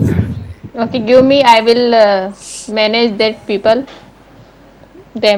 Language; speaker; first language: English; non-native, learner; Hindi